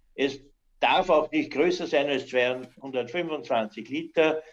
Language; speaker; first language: German; native; German